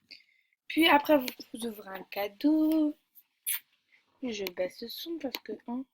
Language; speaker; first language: French; native; French